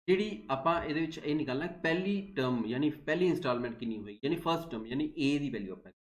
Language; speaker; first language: Hindi; non-native, local second language; Punjabi